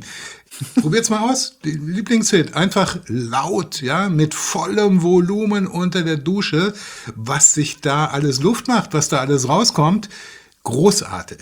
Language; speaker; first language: German; native; German